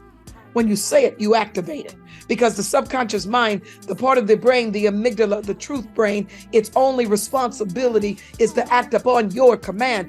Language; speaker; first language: English; native; English